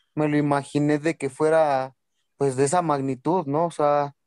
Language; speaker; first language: Spanish; native; Spanish